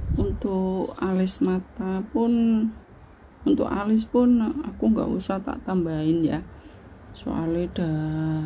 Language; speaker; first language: Indonesian; non-native, local second language; Javanese